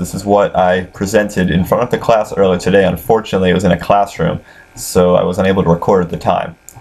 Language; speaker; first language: English; native; English